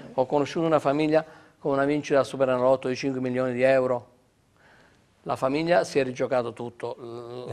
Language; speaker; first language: Italian; native; Italian